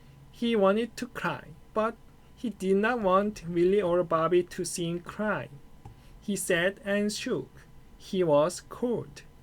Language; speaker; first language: English; non-native, fluent; Korean